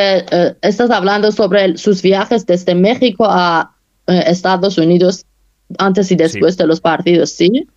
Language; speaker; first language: Spanish; non-native, fluent; Persian